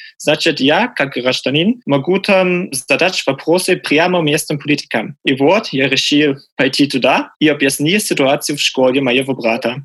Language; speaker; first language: Russian; non-native, fluent; German